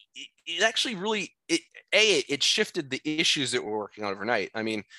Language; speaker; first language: English; native; English